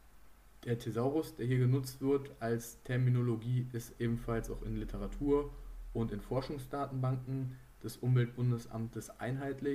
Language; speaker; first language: German; native; German